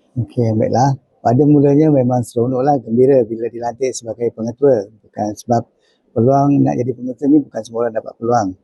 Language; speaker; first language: Malay; non-native, local second language; Tamil